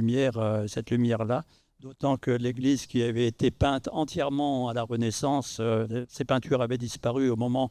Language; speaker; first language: French; native; French